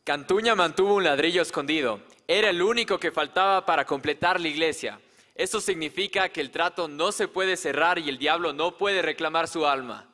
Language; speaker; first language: Spanish; native; Spanish